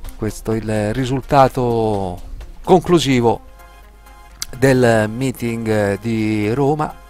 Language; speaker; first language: Italian; native; Italian